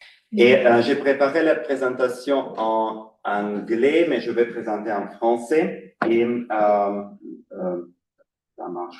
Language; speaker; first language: French; non-native, fluent; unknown